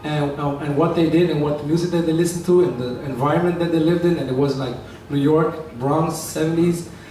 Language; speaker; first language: English; non-native, fluent; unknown